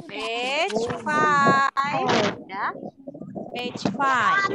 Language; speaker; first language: English; non-native, fluent; Indonesian